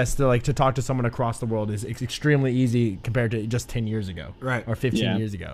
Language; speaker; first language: English; native; English